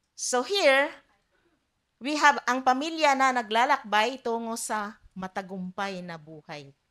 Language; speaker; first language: Filipino; non-native, local second language; Cebuano